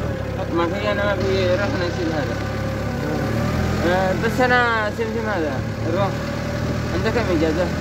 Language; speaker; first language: Arabic; non-native, learner; Filipino